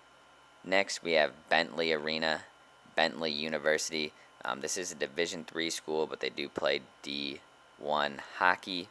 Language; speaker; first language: English; native; English